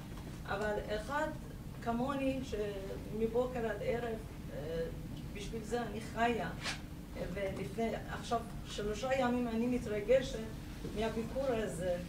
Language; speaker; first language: Hebrew; non-native, learner; Persian